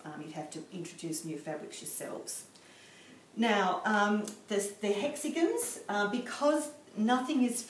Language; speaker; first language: English; native; English